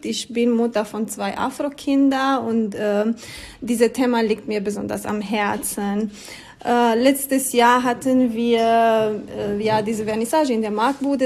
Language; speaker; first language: German; non-native, learner; Romanian